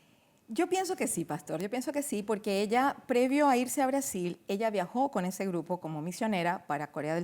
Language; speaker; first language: Spanish; native; Spanish